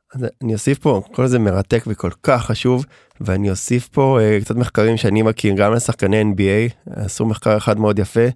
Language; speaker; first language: Hebrew; native; Hebrew